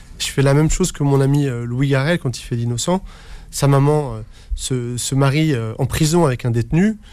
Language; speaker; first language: French; early bilingual, other home language; Arabic